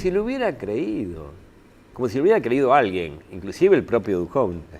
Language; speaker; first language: Spanish; native; Spanish